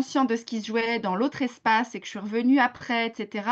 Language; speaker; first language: French; native; French